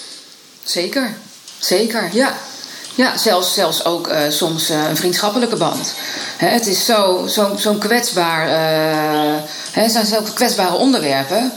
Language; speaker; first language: Dutch; native; Dutch